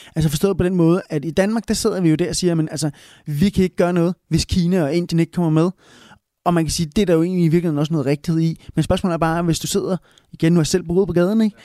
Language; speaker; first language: Danish; early bilingual, other home language; Spanish